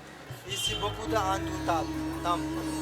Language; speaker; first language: French; non-native, learner; Sherpa